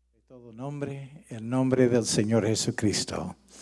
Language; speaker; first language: Spanish; non-native, fluent; English